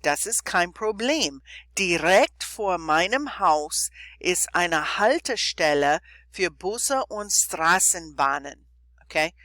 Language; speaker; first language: German; non-native, fluent; English